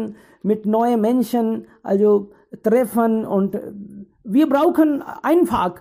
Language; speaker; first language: German; non-native, learner; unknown